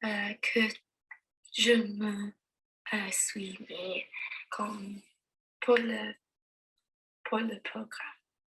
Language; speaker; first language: French; non-native, learner; English